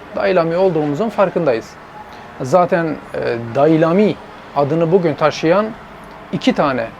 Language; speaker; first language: Turkish; non-native, local second language; Zaza